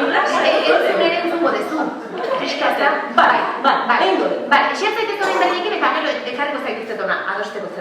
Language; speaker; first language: Basque; native; Basque